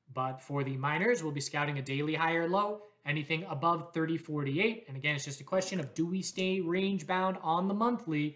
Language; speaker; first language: English; native; English